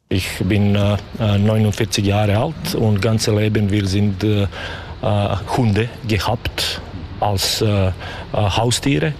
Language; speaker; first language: German; non-native, learner; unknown